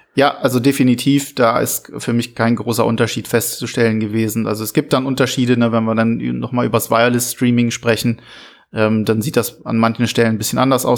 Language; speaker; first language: German; native; German